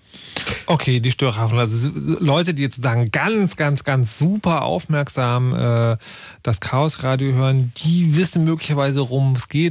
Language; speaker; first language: German; native; German